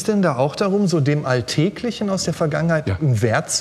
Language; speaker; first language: German; native; German